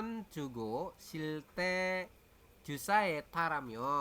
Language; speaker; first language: Korean; non-native, learner; Indonesian